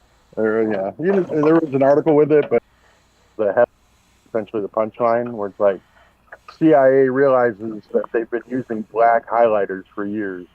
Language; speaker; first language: English; native; English